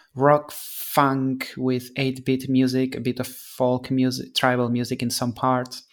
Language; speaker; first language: English; non-native, fluent; Spanish